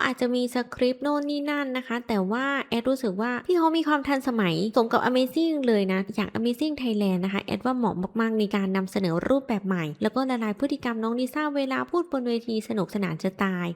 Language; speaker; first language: Thai; native; Thai